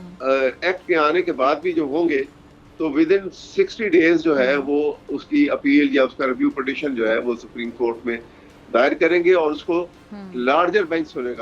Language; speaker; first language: Urdu; native; Urdu